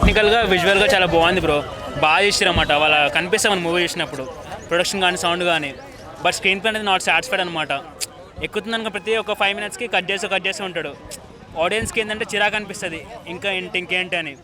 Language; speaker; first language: Telugu; native; Telugu